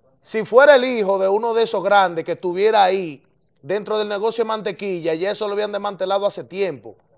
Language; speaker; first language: Spanish; native; Spanish